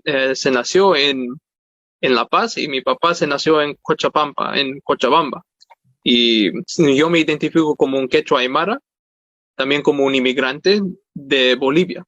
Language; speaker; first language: Spanish; early bilingual, heritage; Spanish